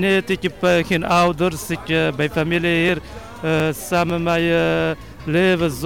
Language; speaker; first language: Dutch; non-native, learner; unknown